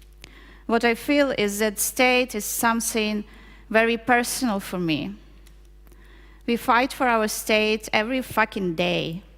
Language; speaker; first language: English; non-native, fluent; Ukrainian